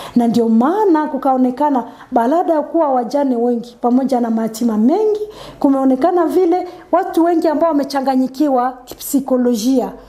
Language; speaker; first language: Swahili; non-native, local second language; Nande